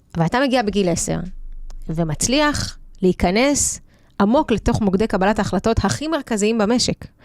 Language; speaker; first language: Hebrew; early bilingual, other home language; Russian